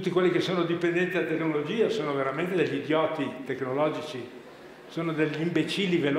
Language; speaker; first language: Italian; non-native, fluent; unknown